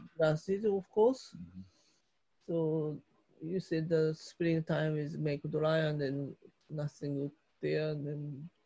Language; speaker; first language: English; non-native, learner; Japanese